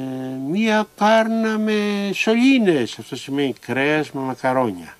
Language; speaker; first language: Greek; native; Greek